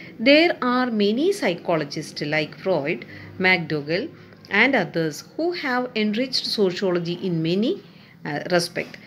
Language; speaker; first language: English; non-native, local second language; Malayalam